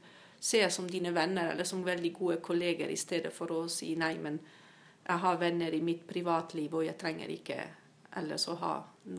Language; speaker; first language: Norwegian; non-native, fluent; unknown